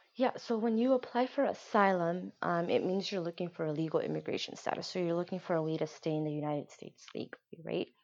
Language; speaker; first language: English; non-native, local second language; Somali